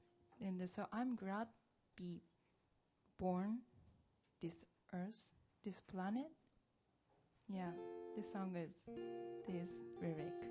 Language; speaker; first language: English; non-native, learner; Japanese